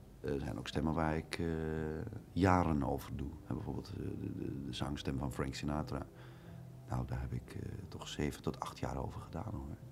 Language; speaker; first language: Dutch; native; Dutch